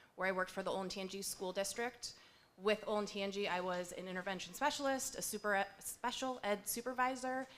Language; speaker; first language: English; native; English